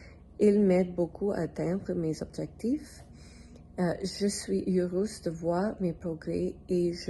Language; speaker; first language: French; non-native, learner; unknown